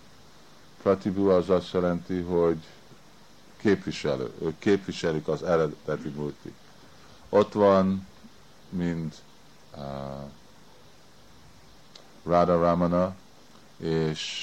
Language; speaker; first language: Hungarian; early bilingual, heritage; Hungarian